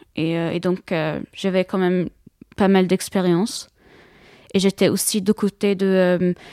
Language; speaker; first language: French; non-native, fluent; Arabic